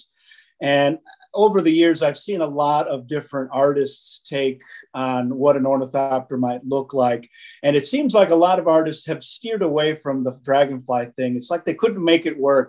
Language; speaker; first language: English; native; English